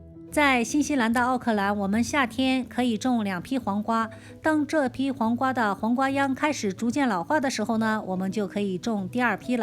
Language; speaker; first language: Chinese; native; Chinese